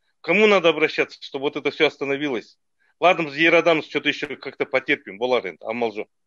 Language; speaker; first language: Russian; non-native, local second language; Kazakh